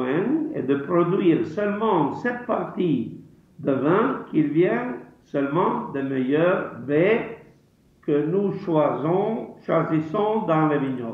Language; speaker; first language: French; non-native, fluent; Italian